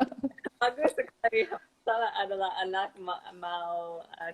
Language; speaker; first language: Indonesian; non-native, learner; English